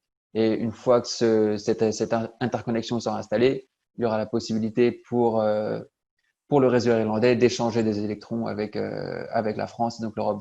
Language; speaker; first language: French; native; French